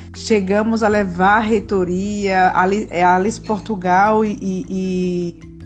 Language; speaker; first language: Portuguese; native; Portuguese